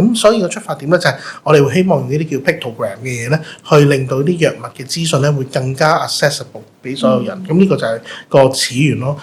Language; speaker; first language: Cantonese; native; Cantonese